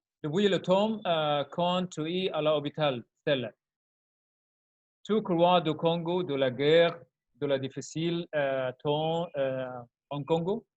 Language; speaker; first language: French; non-native, learner; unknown